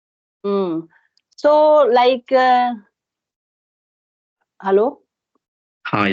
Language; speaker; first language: English; non-native, local second language; Hindi